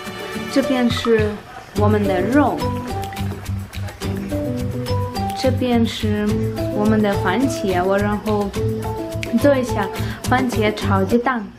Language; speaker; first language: Chinese; non-native, learner; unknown